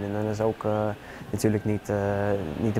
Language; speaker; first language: Dutch; non-native, fluent; English